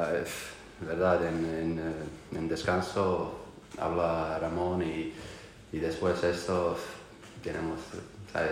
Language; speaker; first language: Spanish; non-native, learner; Croatian